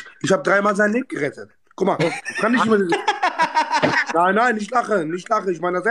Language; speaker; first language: German; non-native, learner; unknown